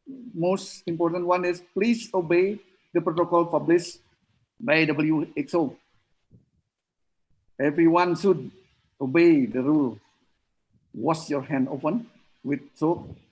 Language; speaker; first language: English; non-native, learner; Indonesian